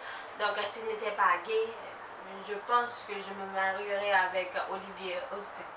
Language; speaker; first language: French; non-native, local second language; Haitian Creole